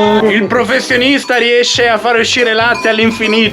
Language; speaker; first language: Italian; native; Italian